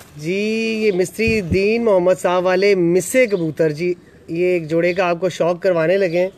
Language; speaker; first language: Urdu; non-native, local second language; Punjabi